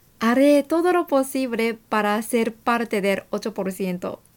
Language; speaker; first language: Spanish; non-native, fluent; Japanese